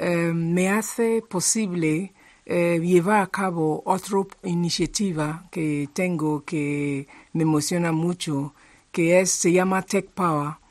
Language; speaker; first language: Spanish; non-native, fluent; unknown